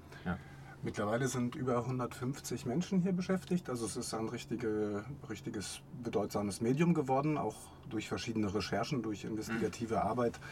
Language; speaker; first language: German; native; German